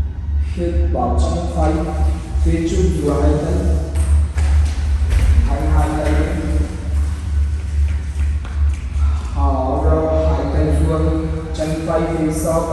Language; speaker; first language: Vietnamese; non-native, learner; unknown